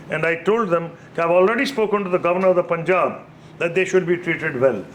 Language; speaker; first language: English; non-native, local second language; Punjabi